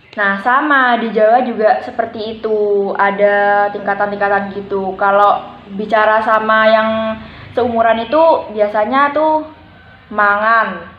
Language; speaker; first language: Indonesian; non-native, local second language; Javanese